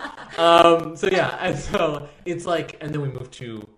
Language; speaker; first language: English; early bilingual, other home language; Spanish